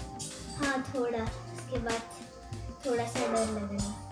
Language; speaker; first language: Hindi; non-native, local second language; Malayalam